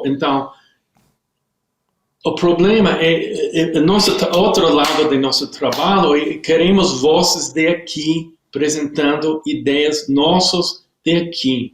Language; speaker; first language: Portuguese; non-native, learner; English